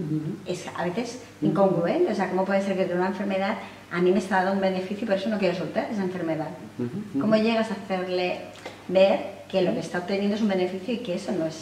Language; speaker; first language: Spanish; native; Spanish